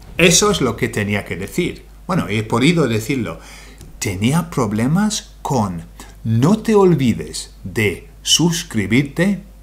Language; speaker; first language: Spanish; non-native, fluent; English